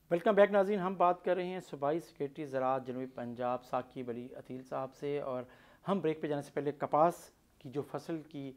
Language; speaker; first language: Urdu; non-native, local second language; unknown